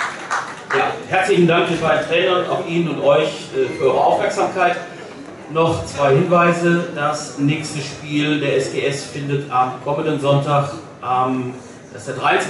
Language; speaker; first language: German; native; German